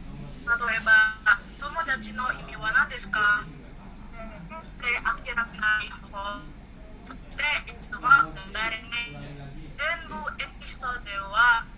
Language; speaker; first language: Japanese; non-native, learner; Indonesian